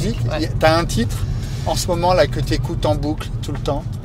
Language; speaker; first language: French; native; French